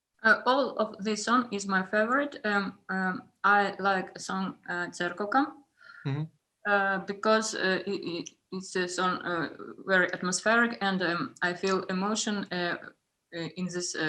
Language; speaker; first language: English; non-native, learner; Ukrainian